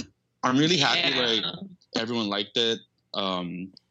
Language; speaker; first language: English; non-native, local second language; Filipino